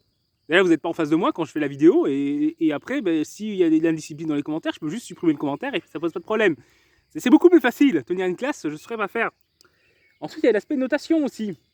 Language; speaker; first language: French; native; French